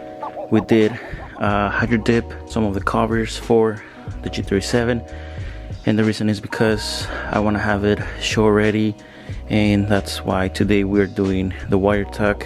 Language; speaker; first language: English; native; English